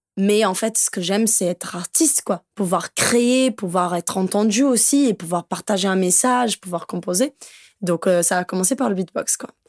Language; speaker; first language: French; non-native, fluent; Portuguese